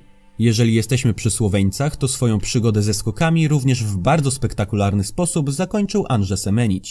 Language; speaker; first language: Polish; native; Polish